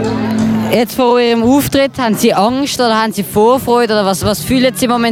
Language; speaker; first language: German; native; German